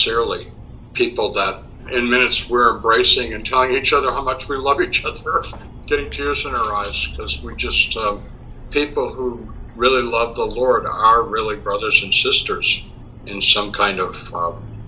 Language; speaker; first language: English; native; English